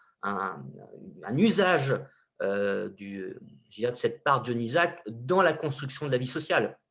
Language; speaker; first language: French; native; French